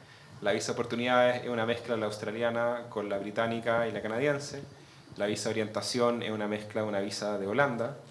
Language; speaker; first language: Spanish; native; Spanish